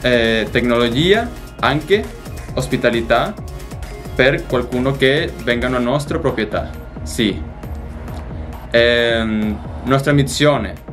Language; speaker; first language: Italian; non-native, learner; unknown